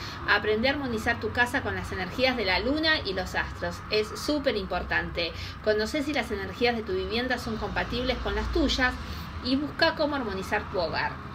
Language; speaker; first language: Spanish; native; Spanish